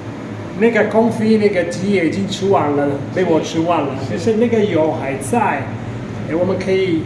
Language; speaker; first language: Chinese; non-native, fluent; Italian